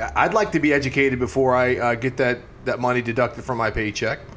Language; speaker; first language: English; native; English